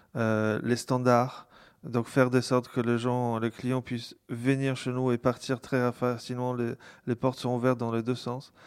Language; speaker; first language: French; non-native, fluent; Polish